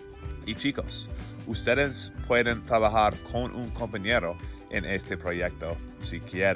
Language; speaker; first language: Spanish; non-native, fluent; English